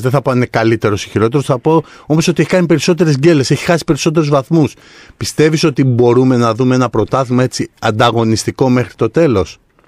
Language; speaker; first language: Greek; native; Greek